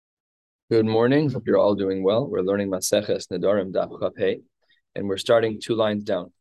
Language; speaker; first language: English; native; English